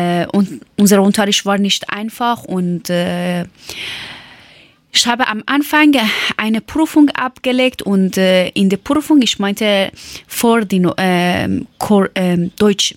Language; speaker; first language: German; non-native, learner; Persian